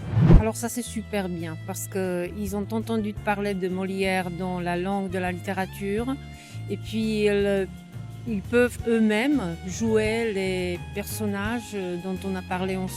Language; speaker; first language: French; non-native, fluent; Czech